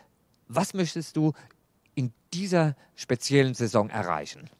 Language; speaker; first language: German; native; German